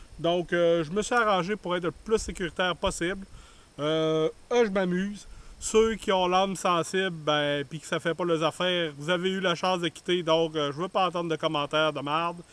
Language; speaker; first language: French; native; French